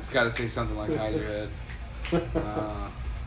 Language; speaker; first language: English; native; English